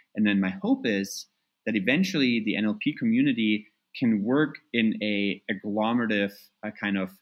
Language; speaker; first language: English; non-native, fluent; German